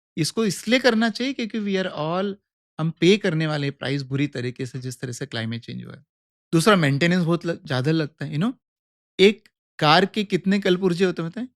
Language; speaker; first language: Hindi; native; Hindi